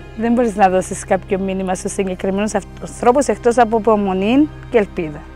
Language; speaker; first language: Greek; native; Greek